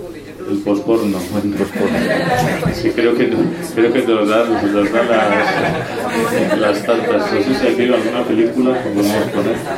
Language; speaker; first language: Spanish; native; Spanish